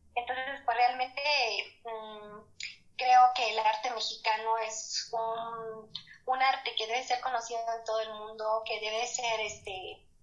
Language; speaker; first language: Spanish; native; Spanish